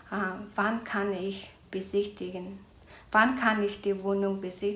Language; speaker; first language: German; non-native, fluent; Mongolian